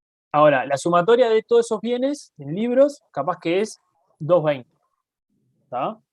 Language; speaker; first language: Spanish; native; Spanish